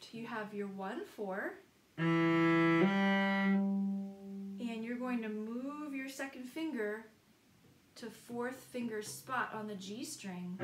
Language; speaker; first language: English; native; English